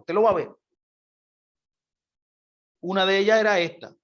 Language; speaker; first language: Spanish; native; Spanish